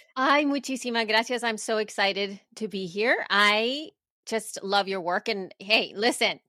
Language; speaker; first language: English; early bilingual, other home language; Spanish